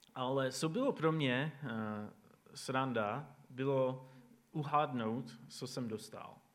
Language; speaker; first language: Czech; non-native, fluent; English